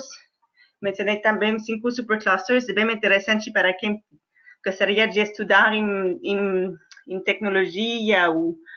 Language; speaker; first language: Portuguese; non-native, fluent; French